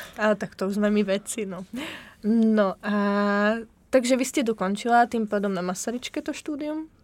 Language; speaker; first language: Czech; non-native, fluent; Slovak